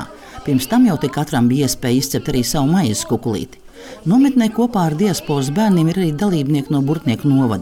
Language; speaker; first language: Latvian; native; Latvian